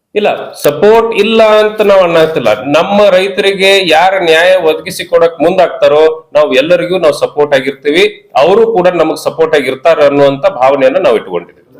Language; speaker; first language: Kannada; native; Kannada